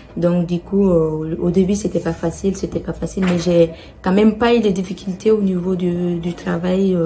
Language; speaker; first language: French; non-native, local second language; Bambara